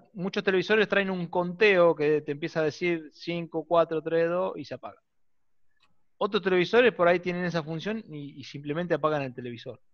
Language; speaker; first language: Spanish; native; Spanish